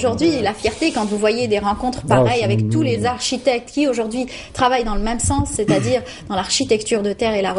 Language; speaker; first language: French; native; French